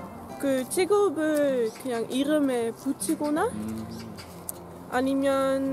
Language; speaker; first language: Korean; non-native, learner; Dutch